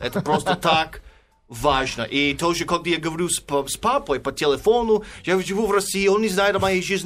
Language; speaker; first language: Russian; non-native, fluent; English